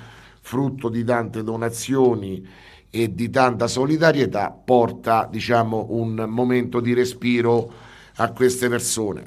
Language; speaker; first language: Italian; native; Italian